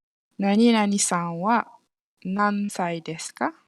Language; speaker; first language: Japanese; non-native, fluent; Malay